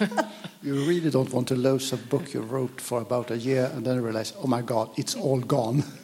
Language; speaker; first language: English; non-native, fluent; Swedish